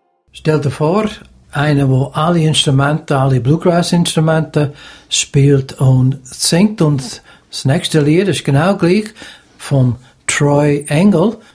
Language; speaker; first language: German; native; German